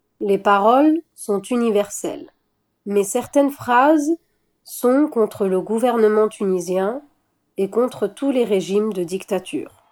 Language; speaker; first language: French; non-native, local second language; Arabic